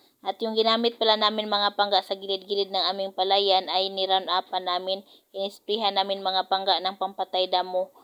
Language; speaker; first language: Filipino; non-native, local second language; Cebuano